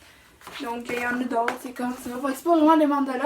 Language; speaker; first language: French; native; French